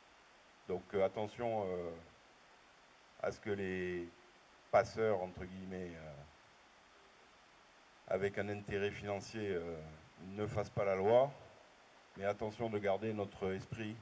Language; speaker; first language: French; native; French